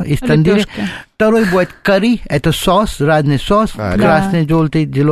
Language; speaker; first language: Russian; non-native, learner; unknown